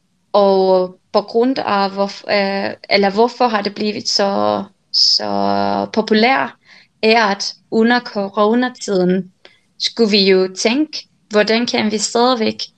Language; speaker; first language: Danish; non-native, fluent; Finnish